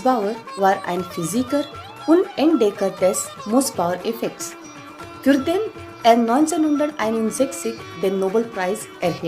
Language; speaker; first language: German; non-native, fluent; Marathi